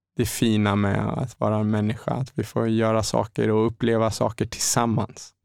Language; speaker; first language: Swedish; native; Swedish